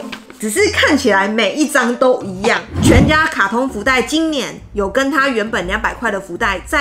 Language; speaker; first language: Chinese; native; Chinese